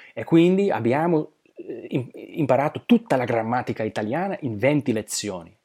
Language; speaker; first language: Italian; non-native, fluent; Slovak